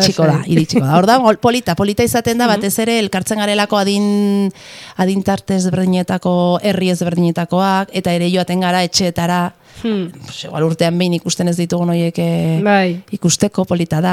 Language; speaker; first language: Basque; native; Basque